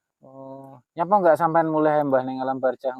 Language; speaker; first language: Indonesian; non-native, local second language; Javanese